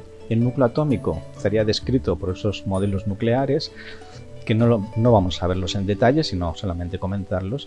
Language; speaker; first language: Spanish; native; Spanish